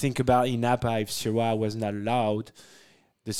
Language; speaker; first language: English; non-native, fluent; French